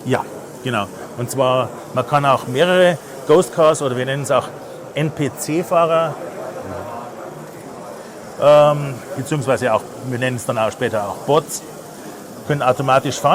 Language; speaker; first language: German; native; German